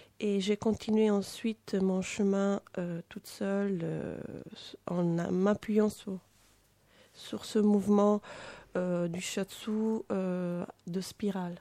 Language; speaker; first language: French; non-native, fluent; Italian